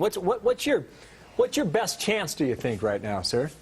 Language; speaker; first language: English; native; English